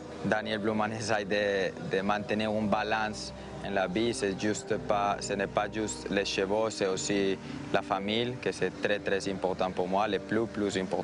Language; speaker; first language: French; non-native, fluent; Spanish